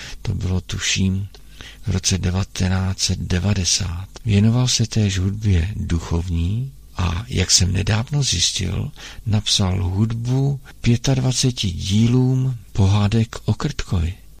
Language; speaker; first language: Czech; native; Czech